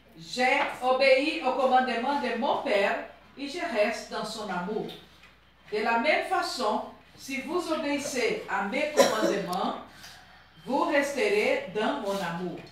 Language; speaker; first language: French; non-native, fluent; Portuguese